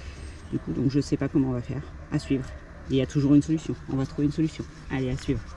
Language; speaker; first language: French; native; French